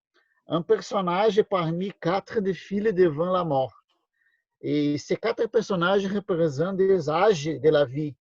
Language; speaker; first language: French; non-native, learner; Portuguese